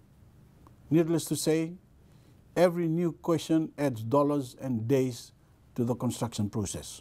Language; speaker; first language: English; non-native, local second language; Fijian